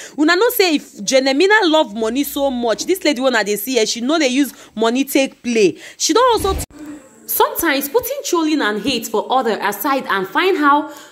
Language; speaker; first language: Nigerian Pidgin; native; Nigerian Pidgin